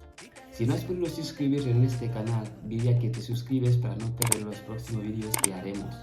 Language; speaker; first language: Spanish; non-native, fluent; Fula